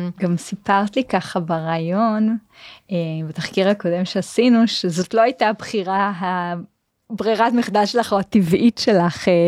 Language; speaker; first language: Hebrew; native; Hebrew